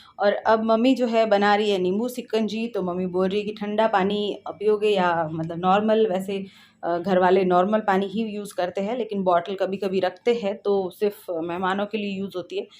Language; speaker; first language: Hindi; native; Hindi